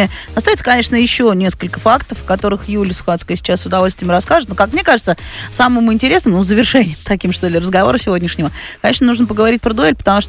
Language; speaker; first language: Russian; native; Russian